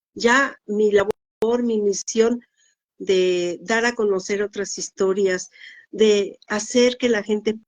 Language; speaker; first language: Spanish; native; Spanish